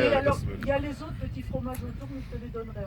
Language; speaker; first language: French; native; French